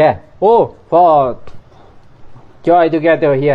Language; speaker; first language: English; non-native, learner; Thai